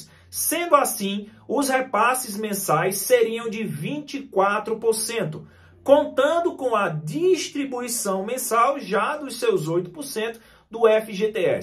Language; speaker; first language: Portuguese; native; Portuguese